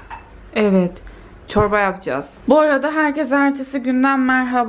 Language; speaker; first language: Turkish; native; Turkish